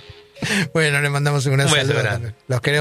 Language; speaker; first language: Spanish; native; Spanish